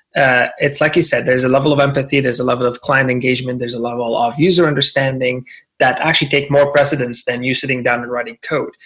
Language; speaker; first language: English; non-native, fluent; Arabic